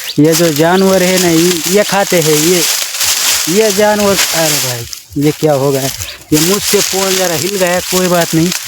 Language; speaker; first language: Hindi; non-native, local second language; Marathi